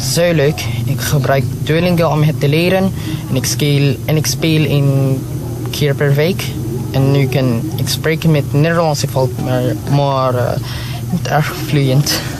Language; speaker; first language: Dutch; non-native, learner; Filipino